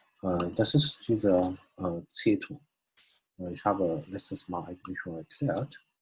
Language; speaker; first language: German; non-native, fluent; Chinese